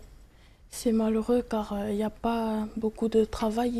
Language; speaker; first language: French; non-native, local second language; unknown